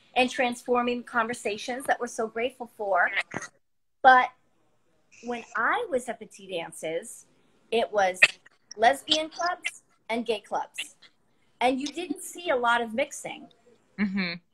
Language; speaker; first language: English; native; English